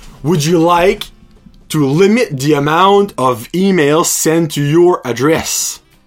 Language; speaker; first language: English; non-native, local second language; French